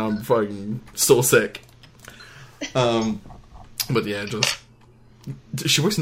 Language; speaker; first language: English; non-native, fluent; French